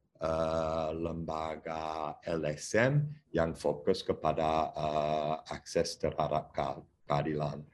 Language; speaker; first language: Indonesian; non-native, fluent; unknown